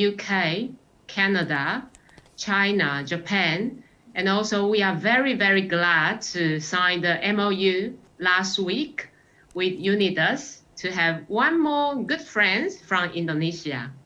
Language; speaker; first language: English; non-native, fluent; Chinese